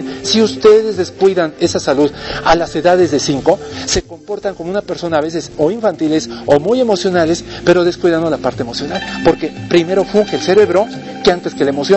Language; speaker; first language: Spanish; native; Spanish